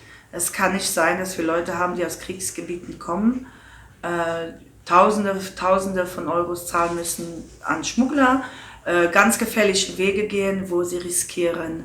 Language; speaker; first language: German; non-native, local second language; Luxembourgish